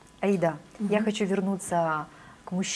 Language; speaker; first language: Russian; native; Russian